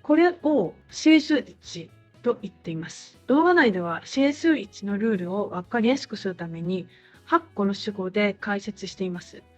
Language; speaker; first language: Japanese; native; Japanese